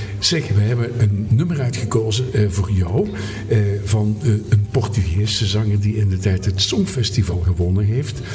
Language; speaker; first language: Dutch; native; Dutch